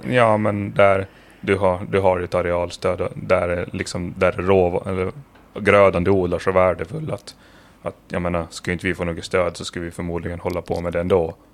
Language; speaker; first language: Swedish; native; Swedish